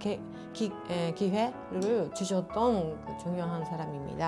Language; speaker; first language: Korean; early bilingual, heritage; Japanese